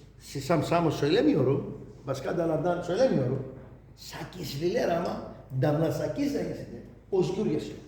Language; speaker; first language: Turkish; non-native, learner; Greek